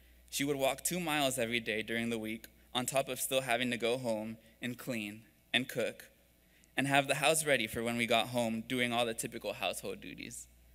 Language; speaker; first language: English; early bilingual, other home language; Spanish